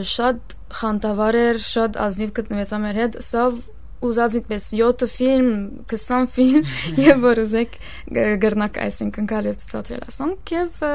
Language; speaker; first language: Armenian; early bilingual, heritage; Armenian